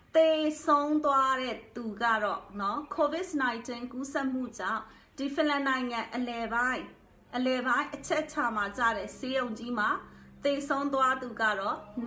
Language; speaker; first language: Burmese; non-native, local second language; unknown